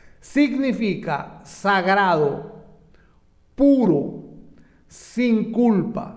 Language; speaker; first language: Spanish; native; Spanish